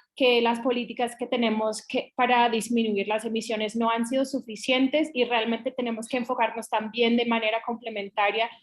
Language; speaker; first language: Spanish; non-native, fluent; English